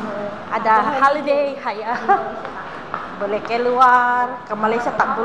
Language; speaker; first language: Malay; non-native, learner; Filipino